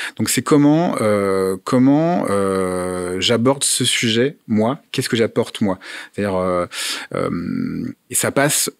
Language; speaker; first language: French; native; French